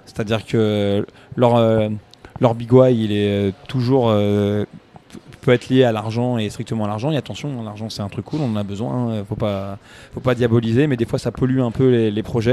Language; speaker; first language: French; native; French